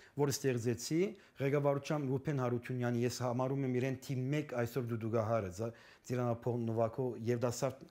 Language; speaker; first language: Armenian; early bilingual, heritage; Armenian